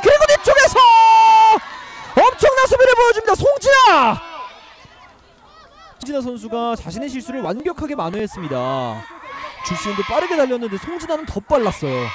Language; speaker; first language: Korean; native; Korean